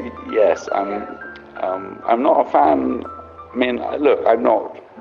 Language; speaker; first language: English; native; English